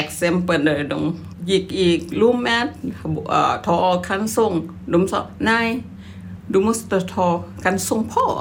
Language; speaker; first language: Swedish; non-native, learner; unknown